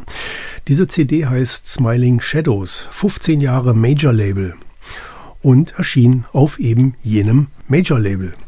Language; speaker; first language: German; native; German